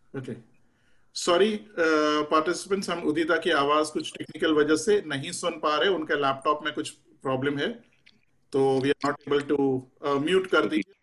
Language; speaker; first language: Hindi; native; Hindi